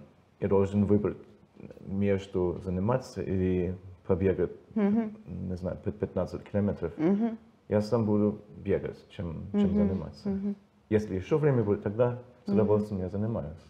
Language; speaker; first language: Russian; non-native, learner; English